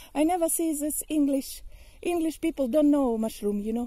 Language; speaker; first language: English; non-native, learner; Russian